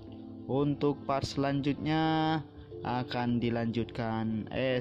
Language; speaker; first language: Indonesian; native; Indonesian